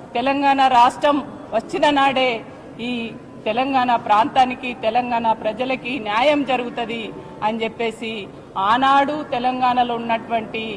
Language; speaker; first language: Telugu; native; Telugu